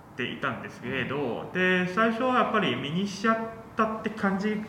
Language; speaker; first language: Japanese; non-native, fluent; Chinese